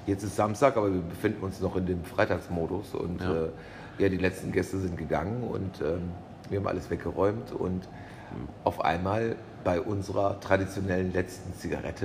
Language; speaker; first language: German; native; German